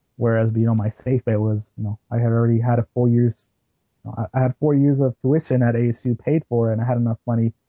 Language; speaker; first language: English; early bilingual, other home language; Spanish